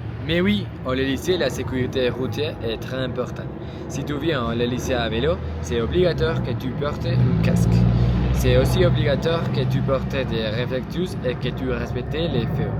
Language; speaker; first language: French; non-native, learner; Spanish